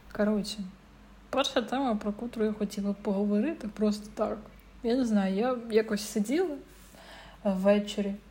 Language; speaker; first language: Ukrainian; native; Ukrainian